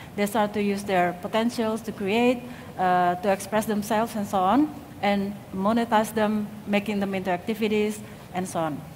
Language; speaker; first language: English; non-native, fluent; Indonesian